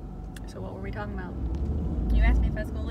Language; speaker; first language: English; native; English